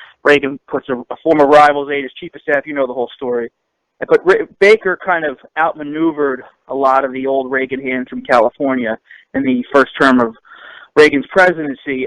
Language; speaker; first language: English; native; English